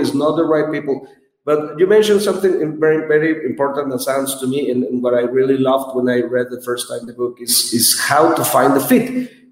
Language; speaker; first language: English; non-native, learner; Spanish